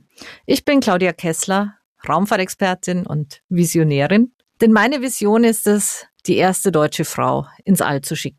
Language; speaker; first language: German; native; German